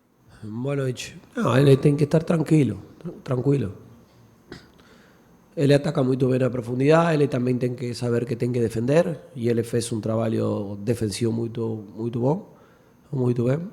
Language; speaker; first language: Portuguese; non-native, fluent; Spanish